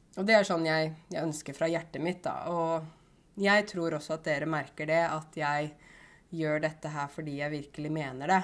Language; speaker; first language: Norwegian; native; Norwegian